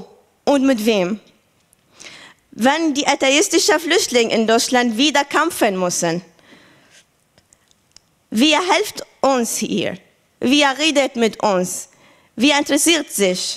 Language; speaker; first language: German; non-native, learner; Arabic